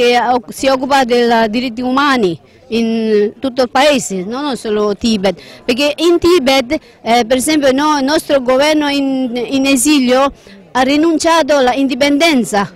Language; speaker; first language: Italian; non-native, learner; Tibetan